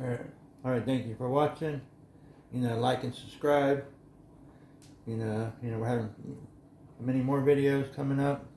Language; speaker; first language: English; native; English